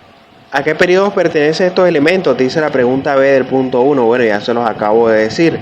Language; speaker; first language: Spanish; native; Spanish